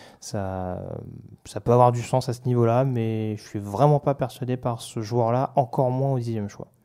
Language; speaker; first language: French; native; French